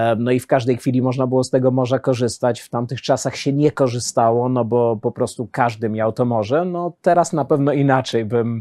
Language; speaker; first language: Polish; early bilingual, heritage; Polish